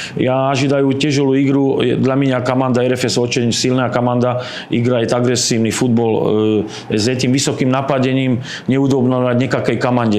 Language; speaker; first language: Russian; non-native, learner; Slovak